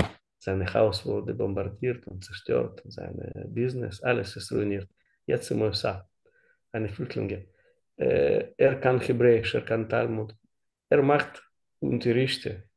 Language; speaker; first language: German; non-native, learner; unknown